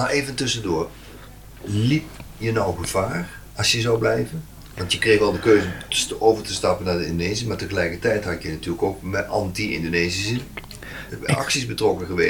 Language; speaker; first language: Dutch; native; Dutch